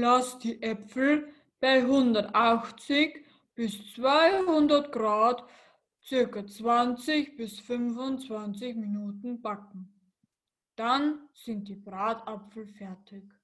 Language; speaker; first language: German; native; German